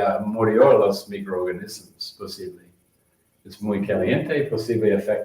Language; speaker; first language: Spanish; non-native, learner; English